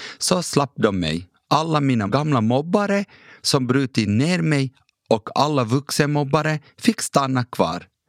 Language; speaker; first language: Swedish; early bilingual, other home language; Kurdish